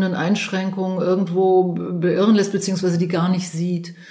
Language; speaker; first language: German; native; German